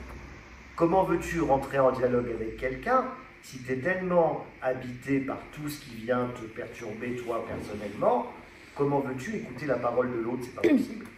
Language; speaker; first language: French; native; French